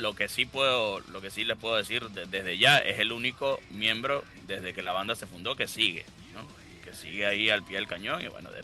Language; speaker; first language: Spanish; native; Spanish